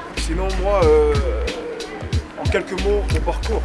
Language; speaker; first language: French; native; French